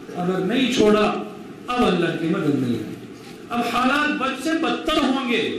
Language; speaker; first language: Urdu; native; Urdu